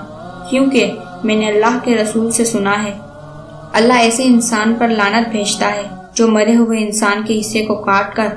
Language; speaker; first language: Urdu; native; Urdu